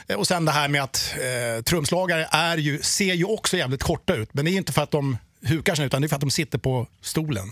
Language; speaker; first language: Swedish; native; Swedish